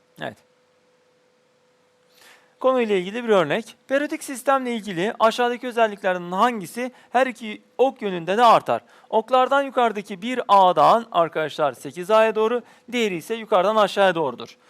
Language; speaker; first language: Turkish; native; Turkish